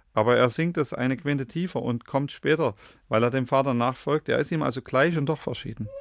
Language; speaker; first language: German; native; German